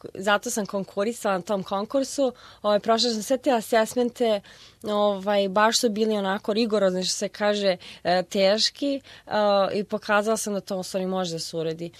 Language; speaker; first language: Serbian; early bilingual, heritage; Serbian